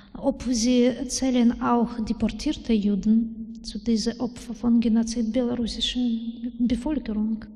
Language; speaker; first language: German; non-native, learner; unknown